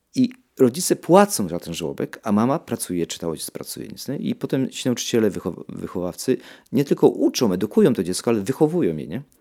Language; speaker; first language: Polish; native; Polish